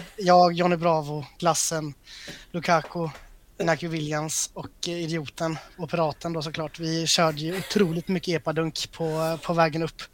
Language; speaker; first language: Swedish; native; Swedish